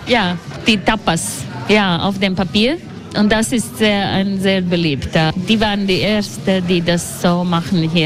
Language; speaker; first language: German; non-native, learner; Latvian